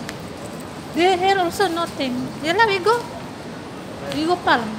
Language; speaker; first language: English; non-native, local second language; Filipino